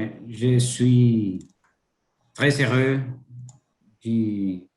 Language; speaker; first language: French; non-native, learner; Portuguese